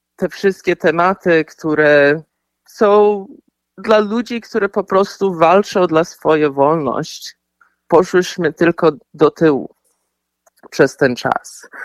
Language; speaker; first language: Polish; early bilingual, heritage; Polish